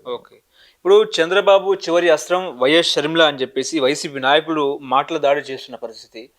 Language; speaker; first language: Telugu; native; Telugu